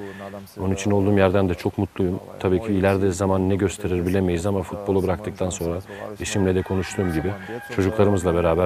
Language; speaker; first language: Turkish; native; Turkish